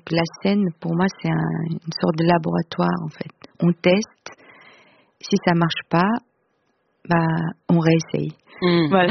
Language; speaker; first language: French; non-native, fluent; Korean